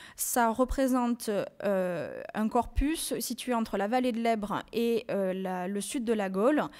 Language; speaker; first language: French; native; French